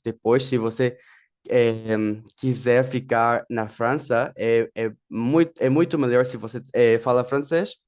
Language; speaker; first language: Portuguese; non-native, fluent; Spanish